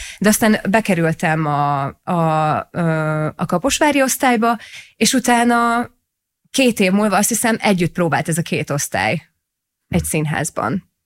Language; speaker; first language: Hungarian; native; Hungarian